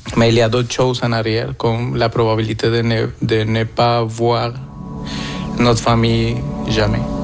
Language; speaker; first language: French; non-native, fluent; Spanish